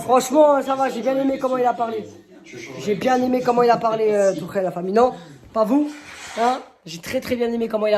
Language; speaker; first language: French; native; French